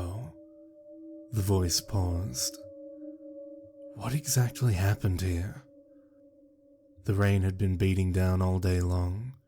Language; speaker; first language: English; native; English